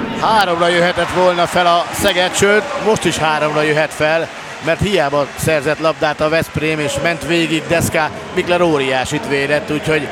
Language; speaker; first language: Hungarian; native; Hungarian